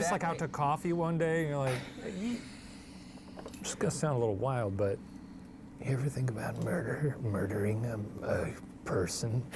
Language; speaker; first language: English; native; English